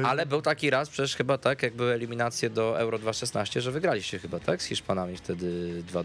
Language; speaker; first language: Polish; native; Polish